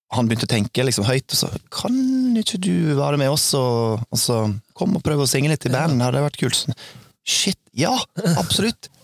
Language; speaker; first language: Norwegian; non-native, fluent; English